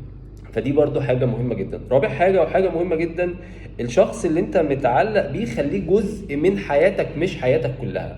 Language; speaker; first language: Arabic; native; Arabic